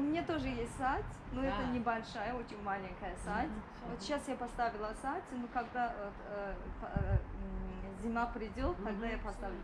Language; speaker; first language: Russian; non-native, learner; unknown